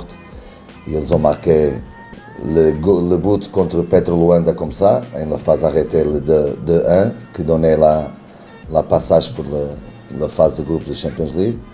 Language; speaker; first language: French; non-native, learner; Spanish